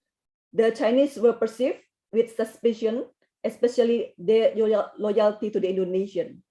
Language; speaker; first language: English; non-native, fluent; Indonesian